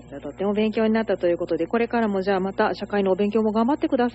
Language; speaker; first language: Japanese; native; Japanese